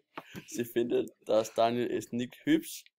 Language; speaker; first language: German; non-native, learner; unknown